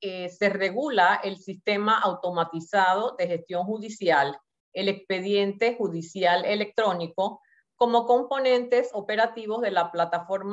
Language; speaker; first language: Spanish; native; Spanish